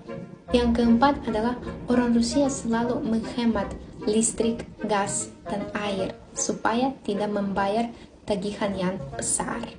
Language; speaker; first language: Indonesian; non-native, fluent; Russian